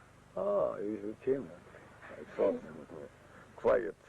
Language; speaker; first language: English; non-native, learner; Japanese